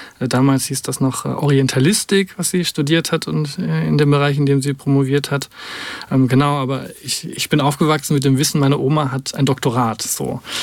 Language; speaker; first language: German; native; German